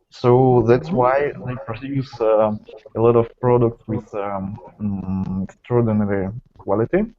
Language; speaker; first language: English; non-native, fluent; Russian